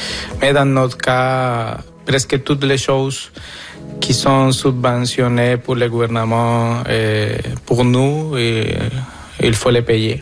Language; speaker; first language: French; non-native, fluent; Spanish